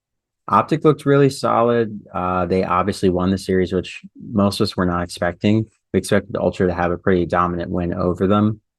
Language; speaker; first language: English; native; English